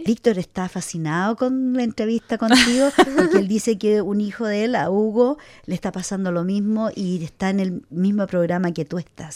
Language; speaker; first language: Spanish; native; Spanish